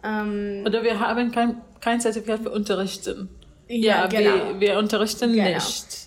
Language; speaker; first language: German; non-native, learner; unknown